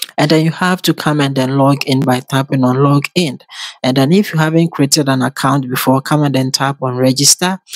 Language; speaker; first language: English; non-native, local second language; Akan